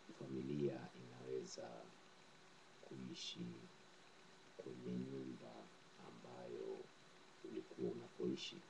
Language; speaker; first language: Swahili; non-native, local second language; Kikuyu